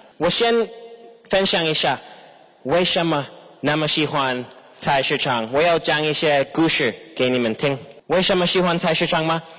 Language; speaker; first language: Chinese; non-native, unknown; English